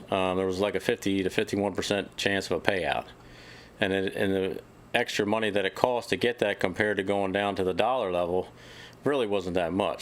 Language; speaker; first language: English; native; English